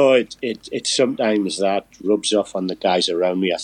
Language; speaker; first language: English; native; English